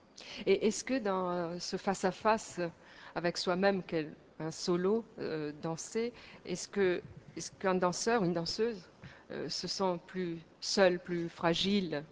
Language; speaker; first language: French; native; French